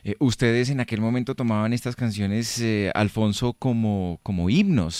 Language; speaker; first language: Spanish; native; Spanish